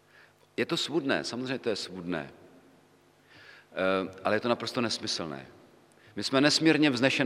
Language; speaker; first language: Czech; native; Czech